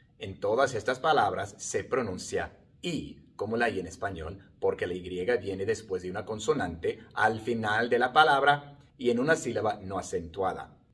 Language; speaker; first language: Spanish; non-native, fluent; English